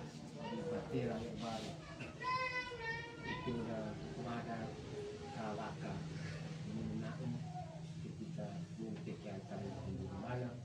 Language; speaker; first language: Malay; non-native, local second language; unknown